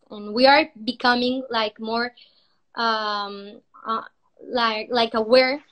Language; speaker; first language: English; non-native, learner; Spanish